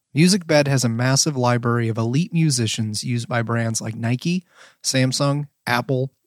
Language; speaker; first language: English; native; English